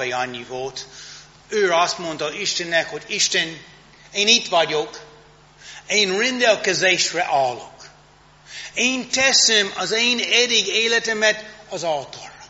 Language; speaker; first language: Hungarian; non-native, fluent; English